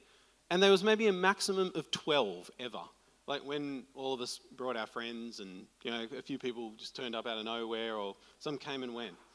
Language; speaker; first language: English; native; English